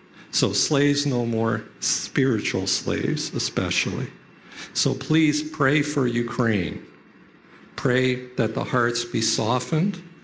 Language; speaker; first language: English; early bilingual, other home language; Ukrainian